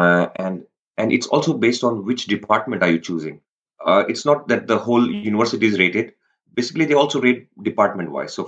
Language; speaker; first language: English; non-native, local second language; Rajasthani